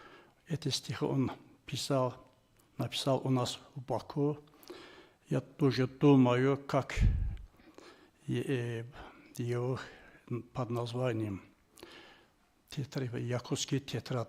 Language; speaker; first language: Russian; non-native, fluent; Azerbaijani